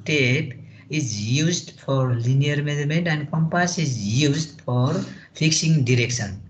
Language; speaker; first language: English; non-native, local second language; Nepali